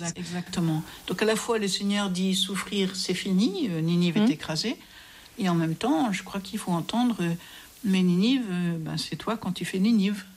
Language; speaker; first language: French; native; French